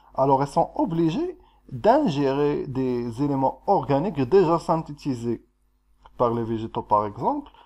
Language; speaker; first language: French; non-native, local second language; Arabic